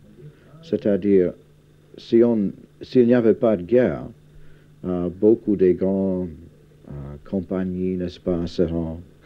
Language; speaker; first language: French; non-native, fluent; English